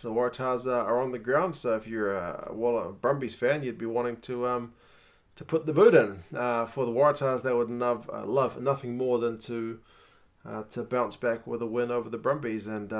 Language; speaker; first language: English; native; English